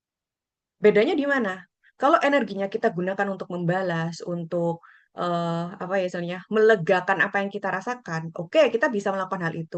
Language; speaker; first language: Indonesian; native; Indonesian